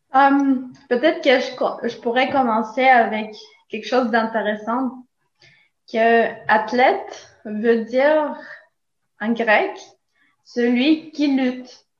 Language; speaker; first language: French; non-native, fluent; Spanish